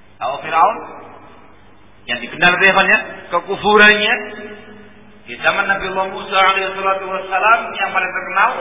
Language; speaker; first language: Indonesian; non-native, local second language; Javanese